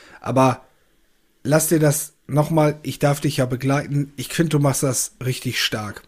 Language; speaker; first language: German; native; German